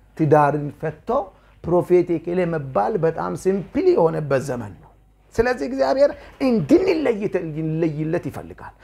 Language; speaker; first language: Amharic; non-native, local second language; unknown